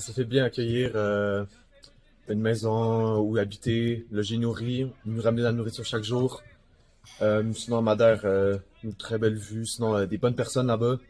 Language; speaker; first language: French; native; French